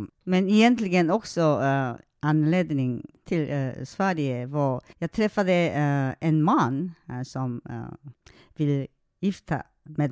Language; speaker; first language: Swedish; non-native, fluent; Korean